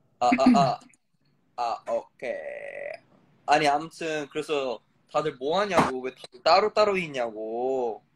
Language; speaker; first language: Korean; early bilingual, heritage; Korean